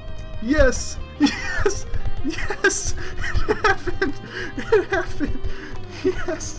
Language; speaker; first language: English; native; English